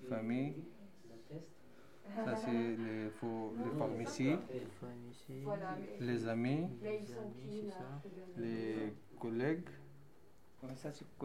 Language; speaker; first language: French; non-native, learner; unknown